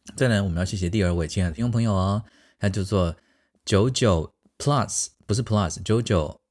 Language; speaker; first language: Chinese; native; Chinese